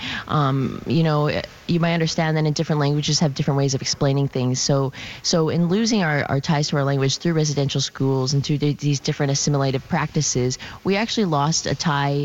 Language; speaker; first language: English; native; English